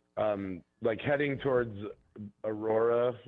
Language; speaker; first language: English; native; English